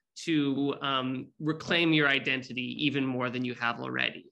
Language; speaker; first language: English; native; English